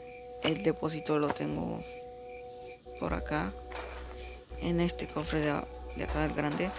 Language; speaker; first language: Spanish; native; Spanish